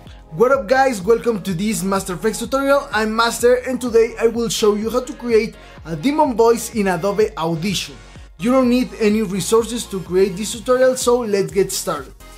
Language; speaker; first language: English; non-native, fluent; Spanish